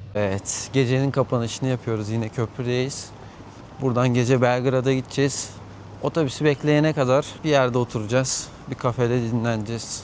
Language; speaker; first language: Turkish; native; Turkish